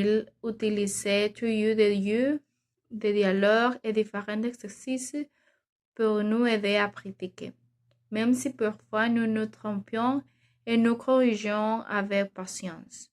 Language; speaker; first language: French; non-native, learner; Spanish